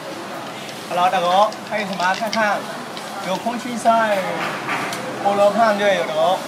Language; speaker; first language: Chinese; non-native, learner; Thai